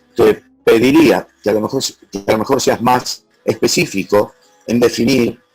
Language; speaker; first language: Spanish; native; Spanish